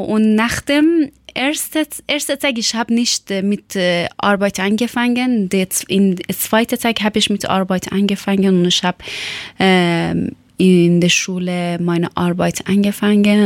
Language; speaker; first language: German; non-native, learner; Persian